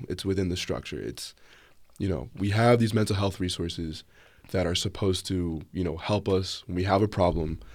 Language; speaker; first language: English; native; English